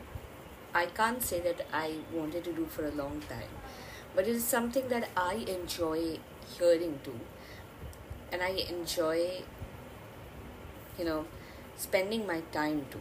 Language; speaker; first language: English; non-native, local second language; Bangla